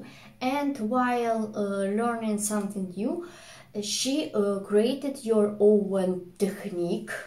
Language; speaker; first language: English; non-native, fluent; Russian